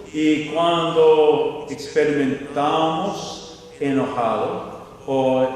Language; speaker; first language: Spanish; non-native, fluent; English